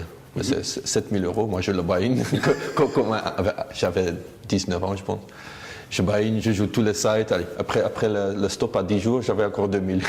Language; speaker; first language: French; non-native, local second language; Dutch